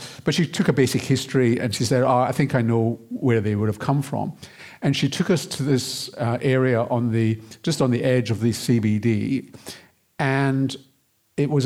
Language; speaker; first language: English; native; English